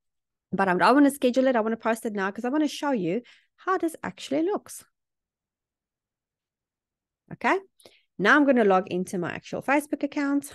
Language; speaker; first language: English; native; English